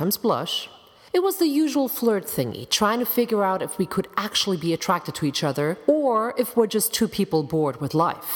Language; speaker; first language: English; non-native, fluent; German